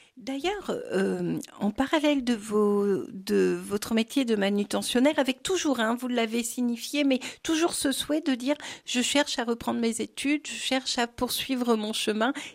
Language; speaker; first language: French; native; French